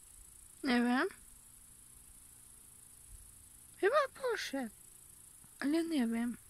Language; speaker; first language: Polish; early bilingual, heritage; Polish